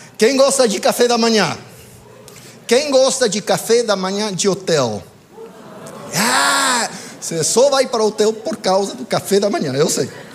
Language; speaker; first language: Portuguese; non-native, fluent; English